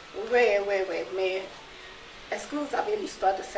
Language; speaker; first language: French; non-native, fluent; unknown